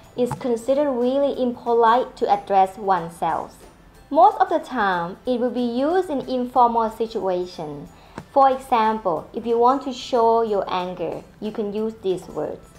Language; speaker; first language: English; non-native, fluent; Thai